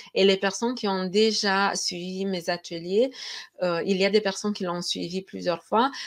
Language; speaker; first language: French; non-native, fluent; Romanian